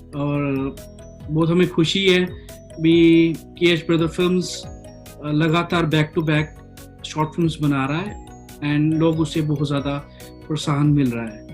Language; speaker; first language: Hindi; non-native, local second language; Punjabi